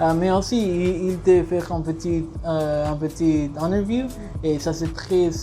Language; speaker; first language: French; non-native, learner; Spanish